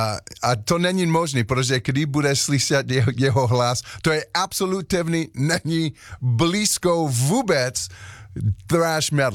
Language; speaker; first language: Czech; non-native, learner; English